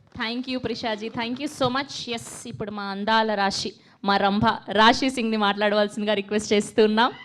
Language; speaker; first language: Telugu; native; Telugu